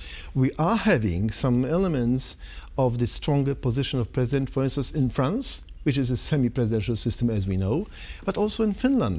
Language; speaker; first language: English; non-native, fluent; Polish